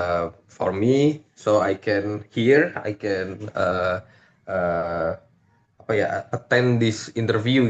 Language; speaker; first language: English; non-native, learner; Indonesian